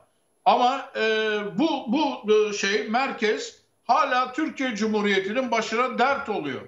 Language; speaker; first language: Turkish; native; Turkish